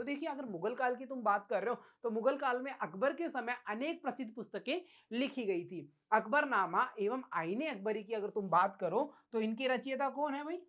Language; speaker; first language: Hindi; native; Hindi